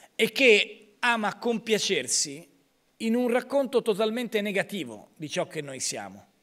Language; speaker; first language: Italian; native; Italian